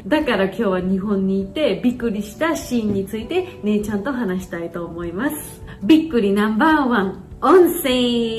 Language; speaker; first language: Japanese; non-native, fluent; Georgian